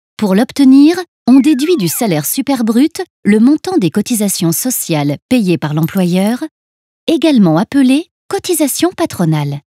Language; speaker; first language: French; native; French